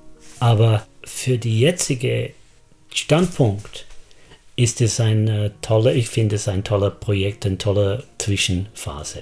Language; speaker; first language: German; non-native, fluent; English